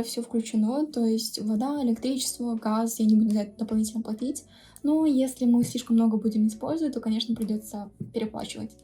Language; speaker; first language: Russian; early bilingual, heritage; Russian